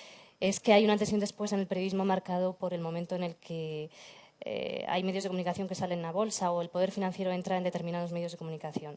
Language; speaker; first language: Spanish; native; Spanish